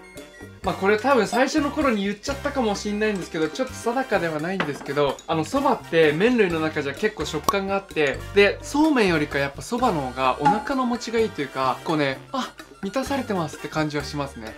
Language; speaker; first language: Japanese; native; Japanese